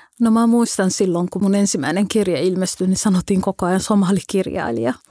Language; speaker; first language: Finnish; early bilingual, other home language; Somali